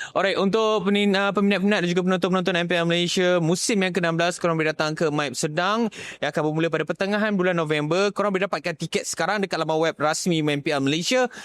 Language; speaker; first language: Malay; native; Malay